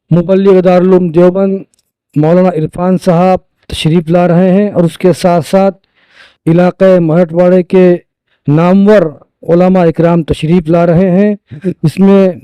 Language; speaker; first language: Urdu; native; Urdu